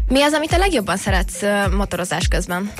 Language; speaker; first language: Hungarian; native; Hungarian